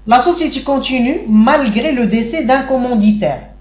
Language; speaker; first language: French; non-native, local second language; Arabic